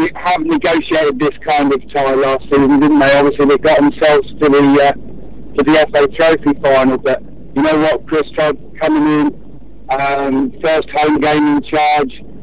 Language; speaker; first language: English; native; English